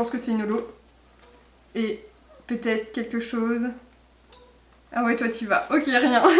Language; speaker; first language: French; native; French